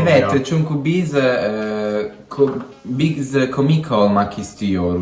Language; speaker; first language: Turkish; non-native, learner; Italian